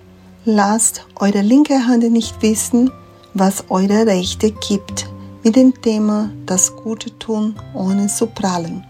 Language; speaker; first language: German; non-native, fluent; Portuguese